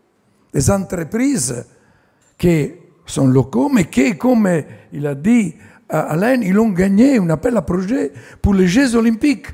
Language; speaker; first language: French; non-native, fluent; Italian